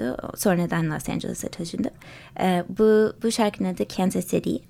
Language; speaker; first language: Turkish; early bilingual, heritage; English